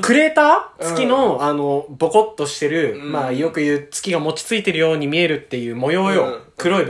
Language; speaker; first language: Japanese; native; Japanese